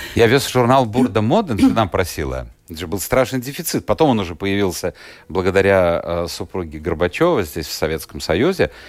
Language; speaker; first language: Russian; native; Russian